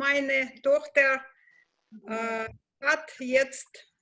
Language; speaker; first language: German; non-native, learner; Romanian